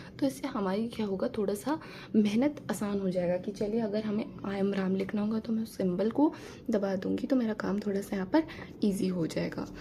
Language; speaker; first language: Hindi; native; Hindi